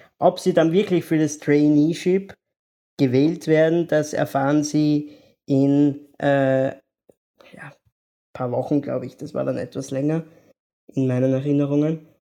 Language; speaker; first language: German; native; German